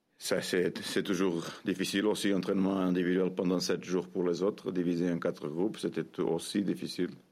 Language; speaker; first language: French; non-native, fluent; Portuguese